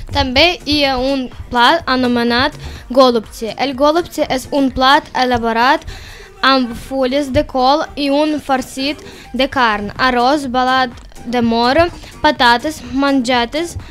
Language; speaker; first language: Catalan; non-native, learner; Ukrainian